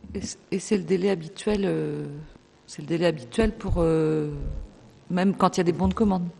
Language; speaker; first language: French; native; French